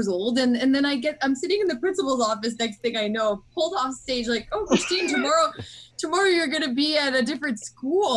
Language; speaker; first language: English; native; English